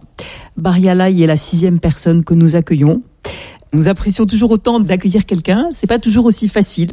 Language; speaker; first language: French; native; French